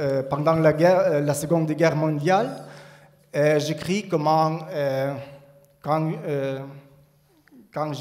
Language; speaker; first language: French; non-native, learner; Ukrainian